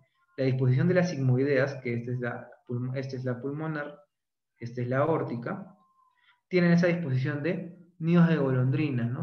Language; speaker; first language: Spanish; native; Spanish